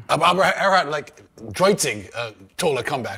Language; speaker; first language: German; non-native, learner; English